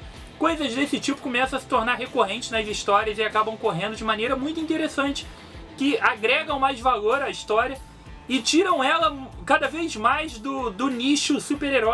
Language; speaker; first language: Portuguese; native; Portuguese